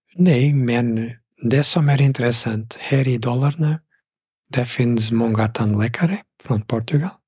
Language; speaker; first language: Swedish; non-native, fluent; Portuguese